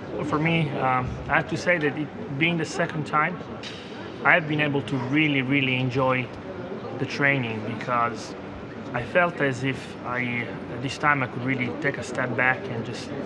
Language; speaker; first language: English; non-native, fluent; Italian